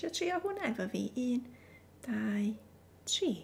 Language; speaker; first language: Welsh; native; Welsh